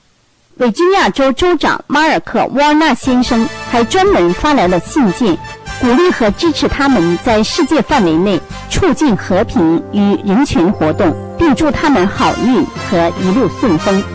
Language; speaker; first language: Chinese; native; Chinese